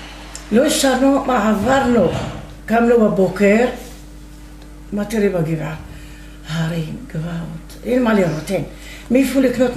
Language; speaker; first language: Hebrew; non-native, fluent; Arabic